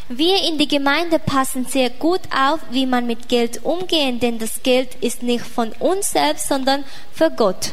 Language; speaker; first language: German; non-native, fluent; Thai